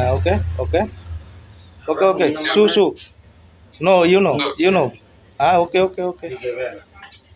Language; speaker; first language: English; non-native, learner; Bangla